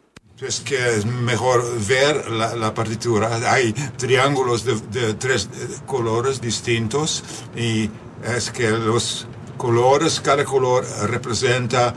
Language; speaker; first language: Spanish; non-native, fluent; Dutch